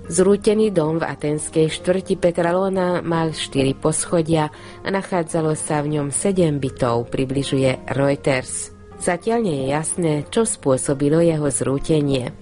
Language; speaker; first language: Slovak; non-native, local second language; Hungarian